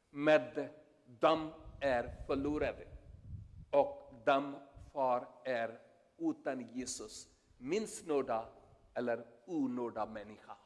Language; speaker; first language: Swedish; non-native, learner; Urdu